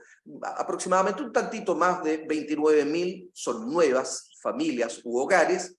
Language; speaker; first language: Spanish; native; Spanish